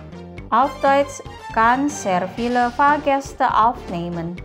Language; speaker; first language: German; non-native, fluent; Indonesian